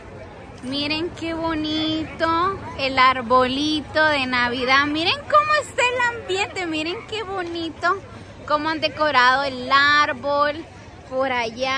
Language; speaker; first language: Spanish; native; Spanish